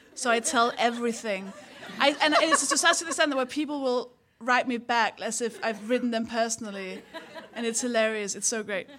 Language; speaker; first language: English; non-native, fluent; Danish